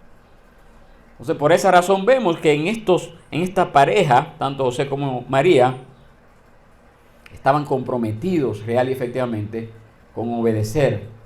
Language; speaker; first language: Spanish; native; Spanish